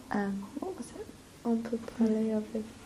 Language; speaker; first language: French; non-native, learner; English